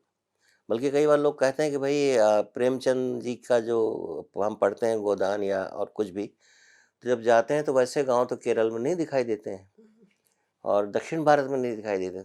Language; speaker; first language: Hindi; native; Hindi